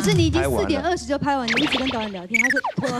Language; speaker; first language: Chinese; native; Chinese